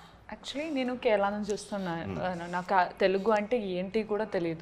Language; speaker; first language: Telugu; non-native, learner; Malayalam